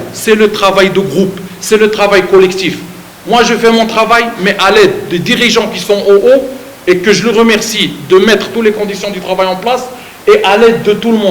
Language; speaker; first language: French; non-native, fluent; Arabic